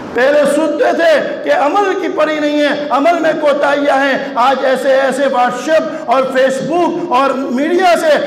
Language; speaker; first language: Urdu; non-native, local second language; Gujarati